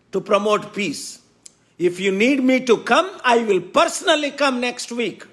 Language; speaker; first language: Telugu; native; Telugu